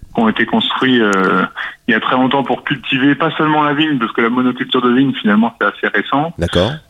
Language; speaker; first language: French; native; French